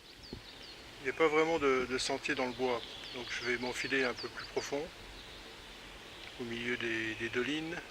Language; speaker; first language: French; native; French